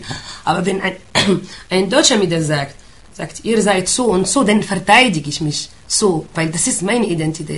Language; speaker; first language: German; non-native, fluent; Arabic